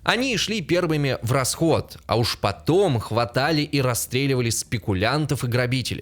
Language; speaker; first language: Russian; native; Russian